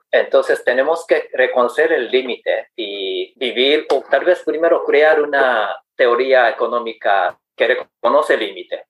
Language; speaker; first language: Spanish; non-native, fluent; Japanese